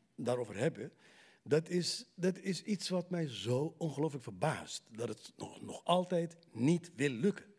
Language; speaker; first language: Dutch; non-native, fluent; Arabic